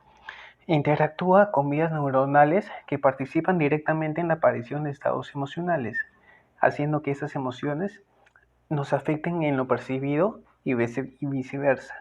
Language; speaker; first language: Spanish; native; Spanish